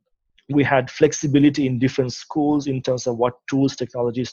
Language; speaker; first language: English; non-native, local second language; Sinhala